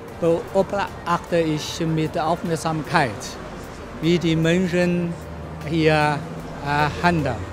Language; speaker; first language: German; non-native, fluent; Chinese